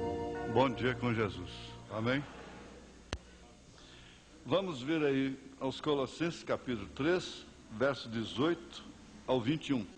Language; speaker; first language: Portuguese; native; Portuguese